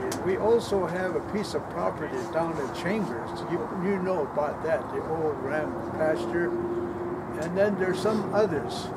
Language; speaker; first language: English; non-native, local second language; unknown